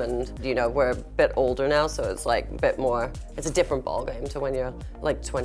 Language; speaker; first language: English; native; English